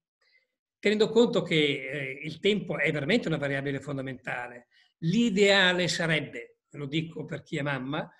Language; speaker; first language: Italian; native; Italian